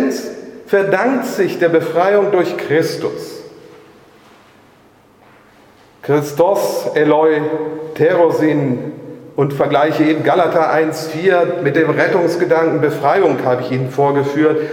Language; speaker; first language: German; native; German